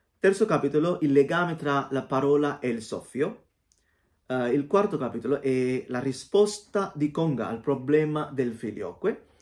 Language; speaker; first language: Italian; non-native, fluent; Sinhala